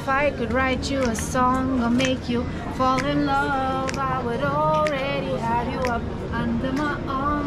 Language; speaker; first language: English; non-native, fluent; Lithuanian